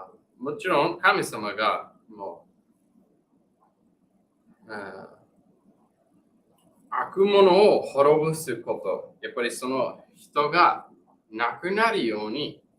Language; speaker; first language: Japanese; non-native, fluent; English